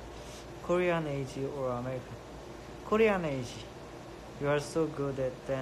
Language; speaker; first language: English; non-native, learner; Korean